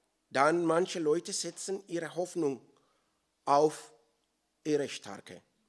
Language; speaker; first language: German; non-native, learner; Oromo